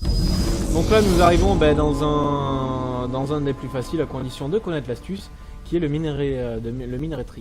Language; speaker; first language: French; native; French